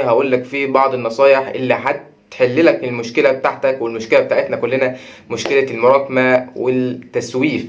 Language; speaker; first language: Arabic; native; Arabic